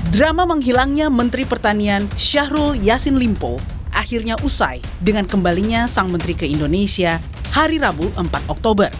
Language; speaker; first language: Indonesian; native; Indonesian